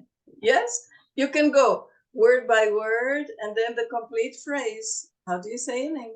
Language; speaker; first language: English; non-native, fluent; Portuguese